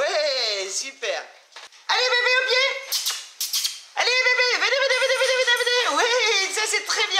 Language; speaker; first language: French; native; French